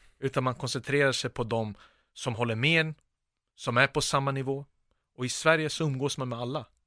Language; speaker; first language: Swedish; early bilingual, other home language; Serbian